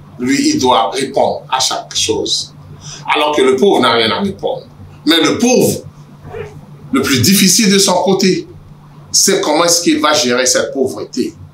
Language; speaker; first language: French; non-native, local second language; Yoruba